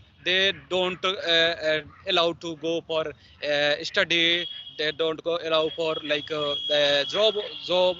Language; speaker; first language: English; non-native, learner; Hindi